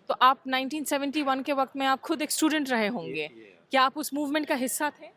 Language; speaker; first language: Hindi; native; Hindi